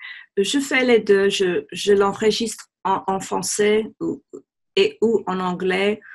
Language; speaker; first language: French; non-native, fluent; English